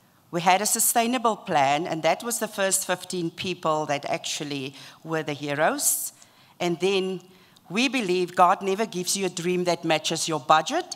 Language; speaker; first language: English; non-native, local second language; Afrikaans